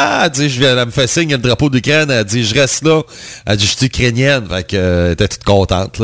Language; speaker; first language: French; native; French